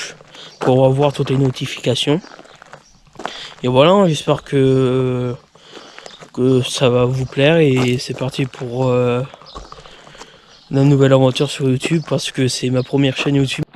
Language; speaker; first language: French; native; French